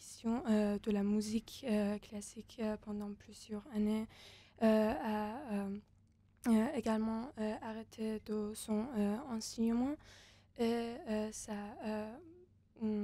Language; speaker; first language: French; non-native, fluent; Persian